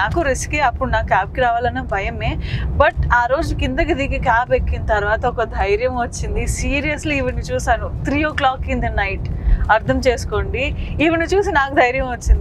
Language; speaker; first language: Telugu; native; Telugu